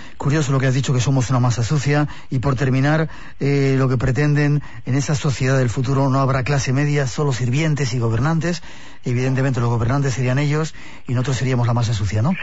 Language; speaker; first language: Spanish; native; Spanish